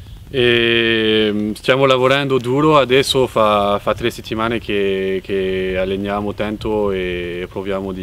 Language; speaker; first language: Italian; non-native, fluent; French